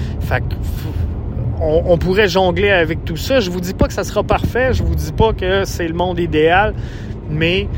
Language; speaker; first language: French; native; French